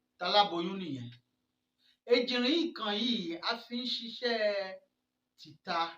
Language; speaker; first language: Yoruba; non-native, local second language; Fon